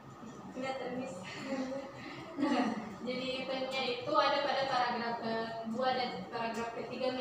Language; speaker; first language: Indonesian; native; Indonesian